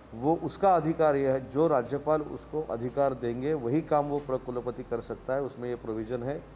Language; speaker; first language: Hindi; non-native, local second language; Marathi